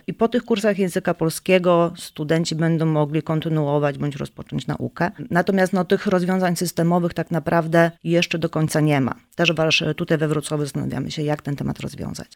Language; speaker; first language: Polish; native; Polish